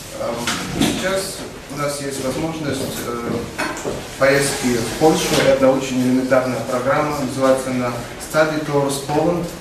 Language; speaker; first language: Russian; native; Russian